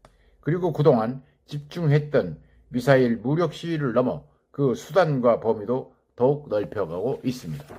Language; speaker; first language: Korean; native; Korean